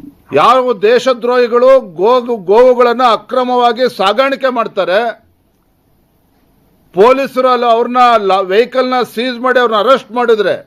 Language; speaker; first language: Kannada; native; Kannada